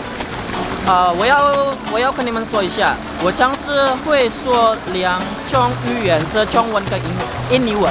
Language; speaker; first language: Chinese; non-native, learner; Indonesian